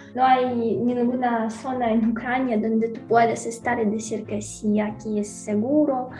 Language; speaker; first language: Spanish; non-native, fluent; Ukrainian